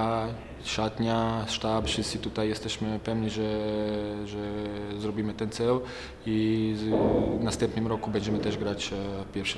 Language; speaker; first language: Polish; non-native, fluent; Croatian